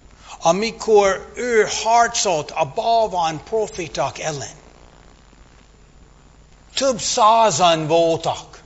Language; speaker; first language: Hungarian; non-native, fluent; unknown